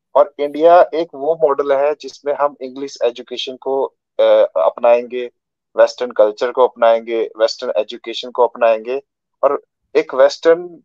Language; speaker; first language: Hindi; native; Hindi